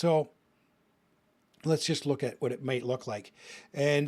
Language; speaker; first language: English; native; English